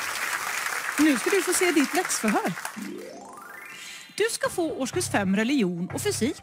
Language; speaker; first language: Swedish; native; Swedish